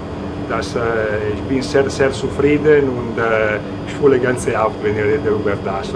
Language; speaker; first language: German; non-native, learner; Italian